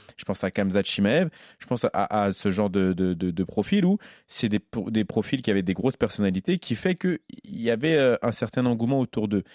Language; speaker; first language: French; native; French